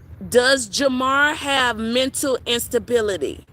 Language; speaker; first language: English; native; English